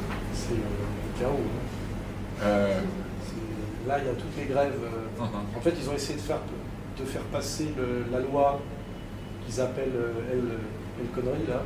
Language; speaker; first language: French; native; French